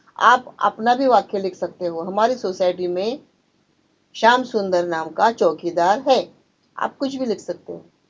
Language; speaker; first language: Hindi; non-native, local second language; Marathi